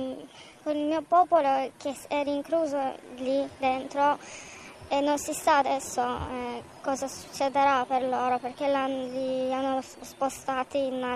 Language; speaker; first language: Italian; non-native, fluent; Persian